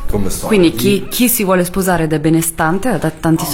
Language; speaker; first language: Italian; native; Italian